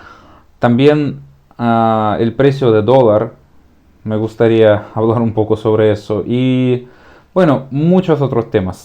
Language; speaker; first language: Spanish; non-native, fluent; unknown